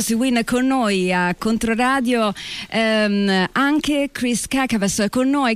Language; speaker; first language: Italian; native; Italian